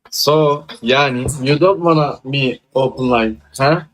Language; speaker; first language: English; non-native, learner; Turkish